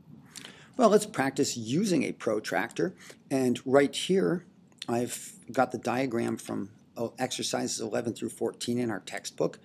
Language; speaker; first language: English; native; English